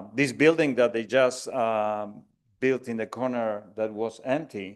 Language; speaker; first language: English; non-native, fluent; Spanish